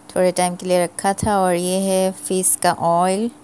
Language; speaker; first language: Hindi; non-native, local second language; Assamese